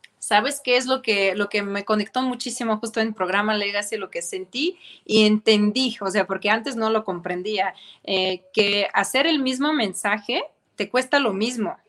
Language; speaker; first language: Spanish; non-native, fluent; Ukrainian